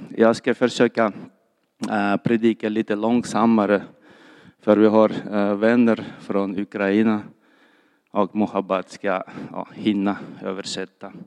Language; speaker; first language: Swedish; non-native, fluent; Kyrgyz